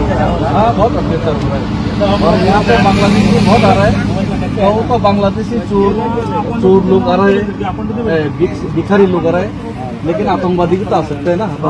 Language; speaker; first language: Hindi; non-native, local second language; Kok Borok